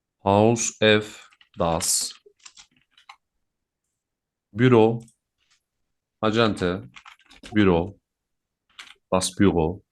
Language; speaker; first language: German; non-native, fluent; Turkish